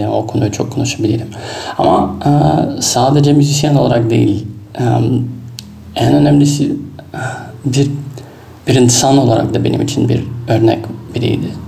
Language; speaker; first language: Turkish; non-native, fluent; Russian